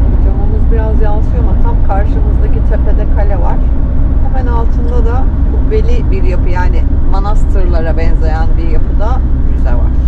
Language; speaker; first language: Turkish; native; Turkish